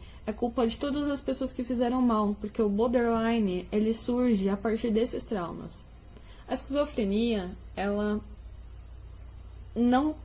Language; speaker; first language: Portuguese; native; Portuguese